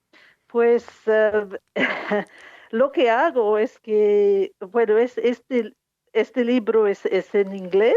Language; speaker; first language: Spanish; non-native, fluent; English